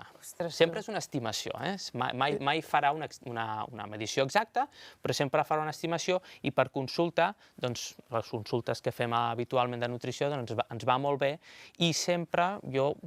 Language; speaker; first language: Catalan; native; Catalan